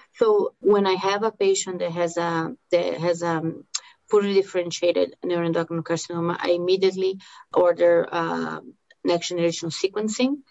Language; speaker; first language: English; non-native, fluent; Portuguese